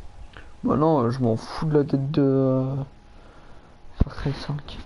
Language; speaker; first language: French; native; French